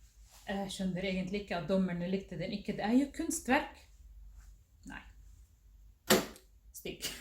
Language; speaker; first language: Norwegian; non-native, fluent; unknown